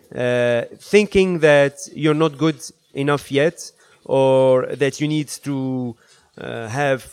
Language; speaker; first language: English; early bilingual, other home language; Arabic